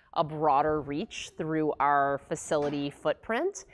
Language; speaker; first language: English; native; English